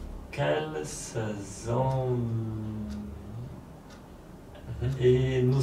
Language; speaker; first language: French; non-native, learner; Polish